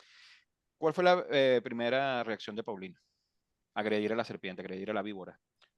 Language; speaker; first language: Spanish; native; Spanish